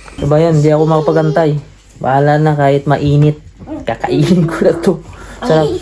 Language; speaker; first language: Filipino; native; Filipino